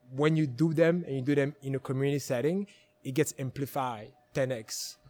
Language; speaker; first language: English; non-native, local second language; French